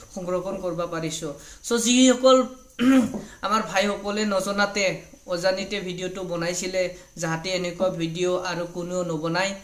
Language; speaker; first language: Assamese; non-native, local second language; Bodo